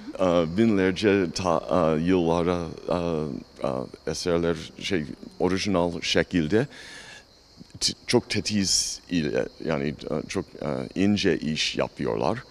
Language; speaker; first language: Turkish; non-native, fluent; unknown